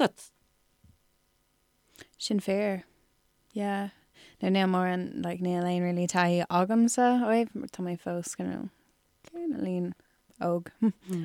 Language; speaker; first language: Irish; non-native, local second language; English